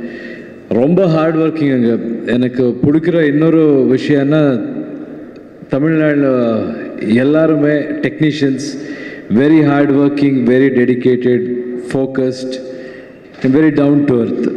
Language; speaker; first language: Tamil; non-native, fluent; Kannada